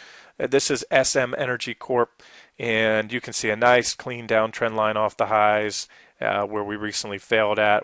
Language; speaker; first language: English; native; English